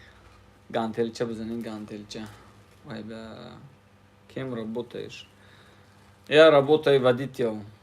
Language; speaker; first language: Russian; non-native, learner; Tajik